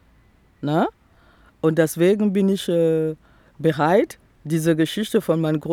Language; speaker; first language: German; non-native, fluent; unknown